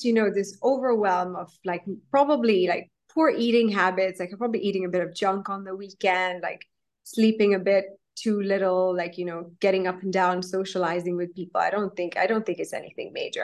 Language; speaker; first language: English; non-native, local second language; Gujarati